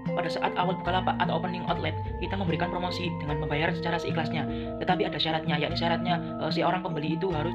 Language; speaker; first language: Indonesian; native; Indonesian